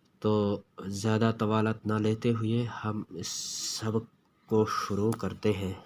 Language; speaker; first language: Urdu; non-native, local second language; Kashmiri